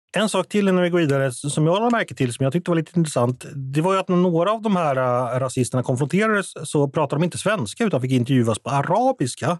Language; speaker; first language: Swedish; native; Swedish